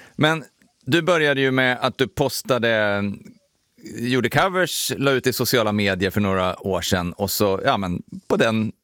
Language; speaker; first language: Swedish; native; Swedish